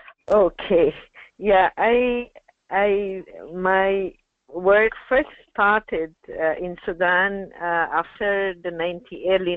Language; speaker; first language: English; non-native, local second language; Arabic